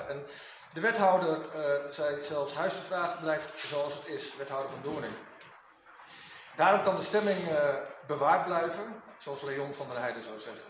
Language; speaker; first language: Dutch; native; Dutch